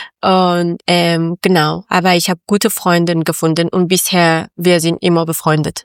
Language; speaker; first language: German; non-native, learner; Persian